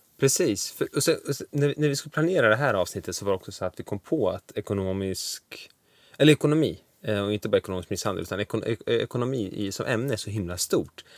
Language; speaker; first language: Swedish; early bilingual, other home language; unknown